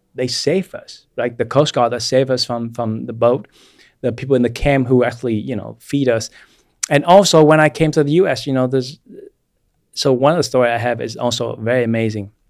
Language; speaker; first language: English; non-native, fluent; Vietnamese